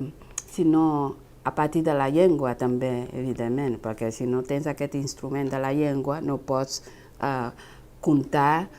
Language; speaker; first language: Catalan; non-native, fluent; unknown